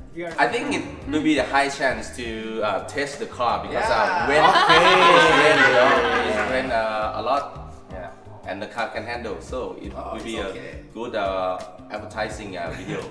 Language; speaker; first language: English; non-native, fluent; Lao